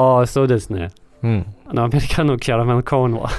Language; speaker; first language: Japanese; non-native, learner; Danish